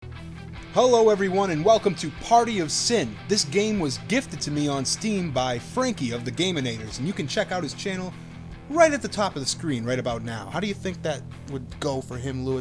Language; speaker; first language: English; native; English